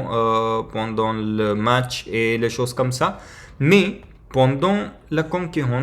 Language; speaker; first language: French; non-native, learner; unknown